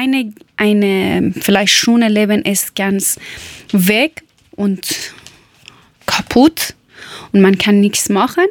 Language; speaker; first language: German; non-native, learner; Persian